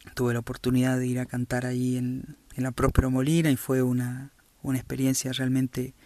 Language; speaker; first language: Spanish; native; Spanish